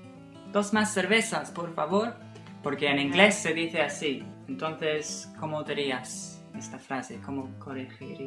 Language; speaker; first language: Spanish; non-native, fluent; English